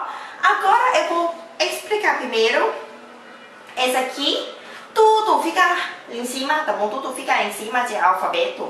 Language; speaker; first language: Portuguese; non-native, learner; Thai